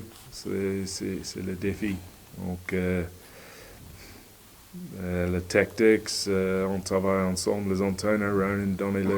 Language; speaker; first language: French; non-native, learner; English